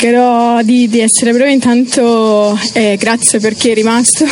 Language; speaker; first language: Italian; early bilingual, other home language; Romanian